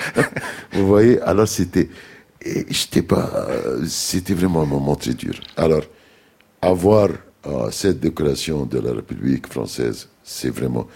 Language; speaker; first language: French; non-native, fluent; Arabic